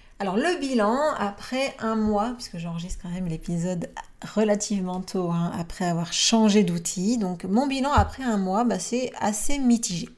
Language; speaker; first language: French; native; French